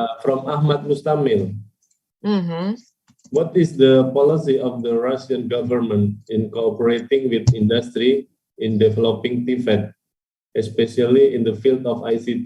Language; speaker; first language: English; non-native, fluent; Indonesian